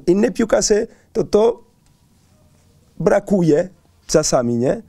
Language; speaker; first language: Polish; non-native, learner; Spanish